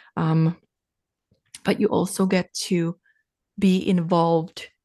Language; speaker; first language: English; non-native, fluent; Finnish